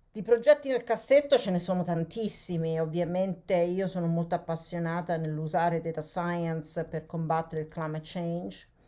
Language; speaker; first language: Italian; native; Italian